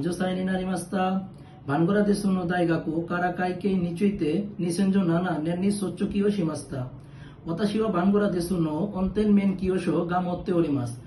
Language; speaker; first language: Japanese; non-native, learner; Bangla